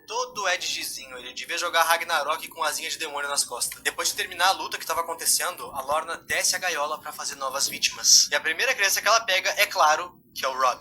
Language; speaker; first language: Portuguese; native; Portuguese